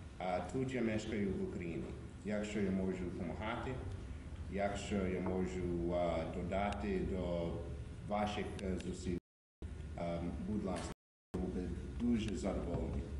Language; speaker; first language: Ukrainian; non-native, fluent; English